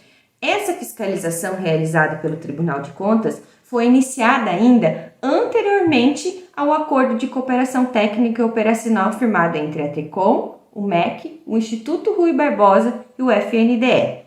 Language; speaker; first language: Portuguese; native; Portuguese